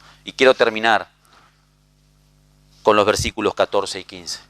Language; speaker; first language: Spanish; native; Spanish